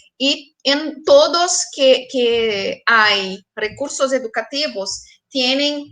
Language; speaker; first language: Spanish; non-native, fluent; Portuguese